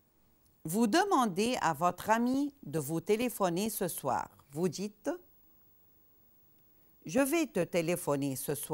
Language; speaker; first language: French; non-native, fluent; Arabic